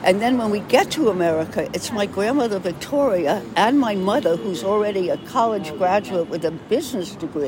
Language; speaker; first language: English; native; English